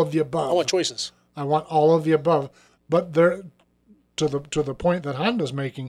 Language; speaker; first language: English; native; English